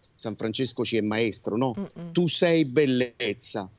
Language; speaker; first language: Italian; native; Italian